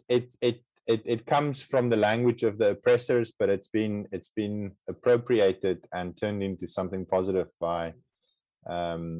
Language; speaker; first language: English; non-native, local second language; Afrikaans